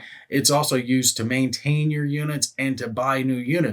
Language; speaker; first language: English; native; English